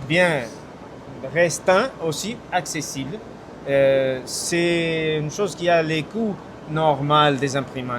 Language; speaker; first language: French; non-native, fluent; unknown